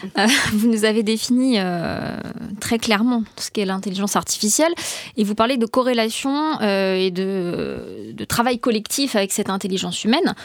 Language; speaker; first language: French; native; French